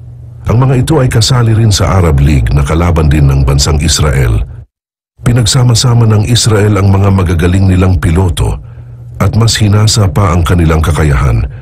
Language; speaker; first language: Filipino; native; Filipino